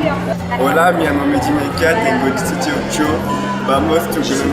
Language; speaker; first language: Spanish; non-native, learner; French